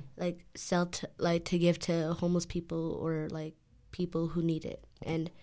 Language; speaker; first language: English; native; English